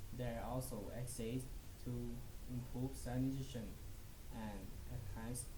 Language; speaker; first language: English; non-native, learner; Thai